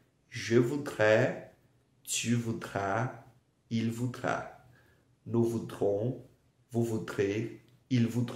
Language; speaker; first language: French; non-native, fluent; Portuguese